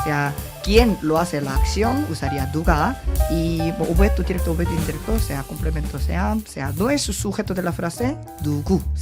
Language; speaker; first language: Spanish; non-native, learner; Korean